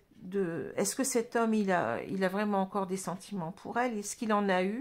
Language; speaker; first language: French; native; French